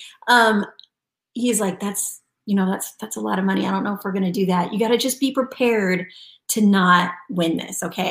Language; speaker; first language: English; native; English